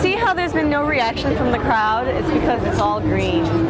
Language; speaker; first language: English; early bilingual, other home language; Chinese